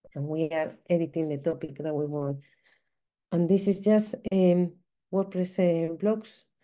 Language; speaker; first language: English; non-native, fluent; Spanish